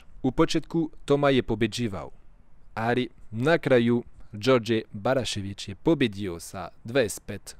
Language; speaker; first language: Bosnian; non-native, fluent; French